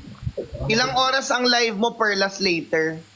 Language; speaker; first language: Filipino; native; Filipino